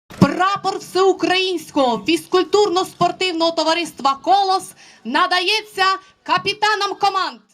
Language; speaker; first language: Ukrainian; native; Ukrainian